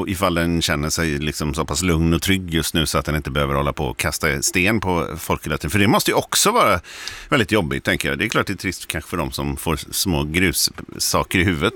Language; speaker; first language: Swedish; native; Swedish